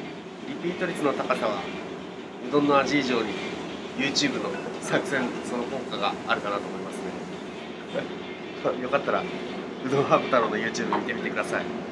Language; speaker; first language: Japanese; native; Japanese